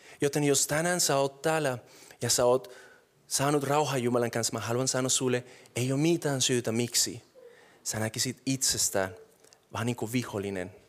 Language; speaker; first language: Finnish; non-native, fluent; Spanish